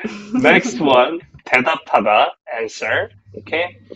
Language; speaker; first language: English; non-native, fluent; Korean